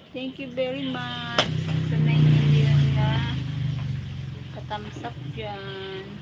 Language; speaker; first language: Filipino; non-native, local second language; Bikol